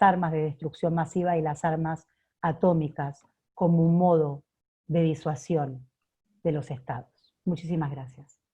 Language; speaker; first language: Spanish; native; Spanish